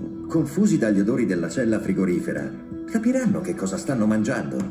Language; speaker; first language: Italian; native; Italian